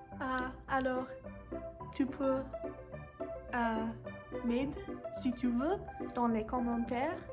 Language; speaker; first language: French; non-native, learner; English